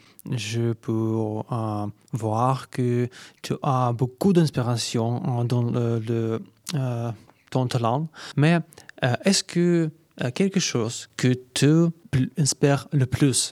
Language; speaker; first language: French; non-native, learner; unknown